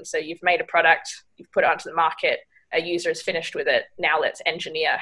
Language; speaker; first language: English; native; English